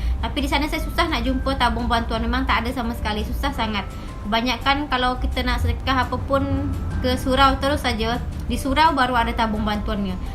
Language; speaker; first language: Malay; native; Malay